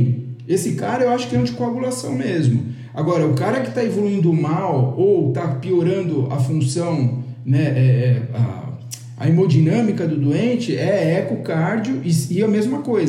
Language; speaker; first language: Portuguese; native; Portuguese